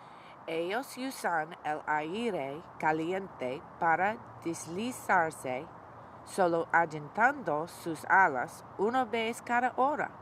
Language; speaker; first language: Spanish; non-native, learner; English